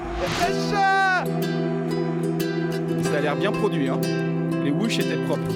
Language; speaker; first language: French; native; French